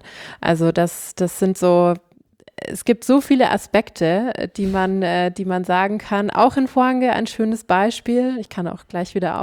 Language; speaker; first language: German; native; German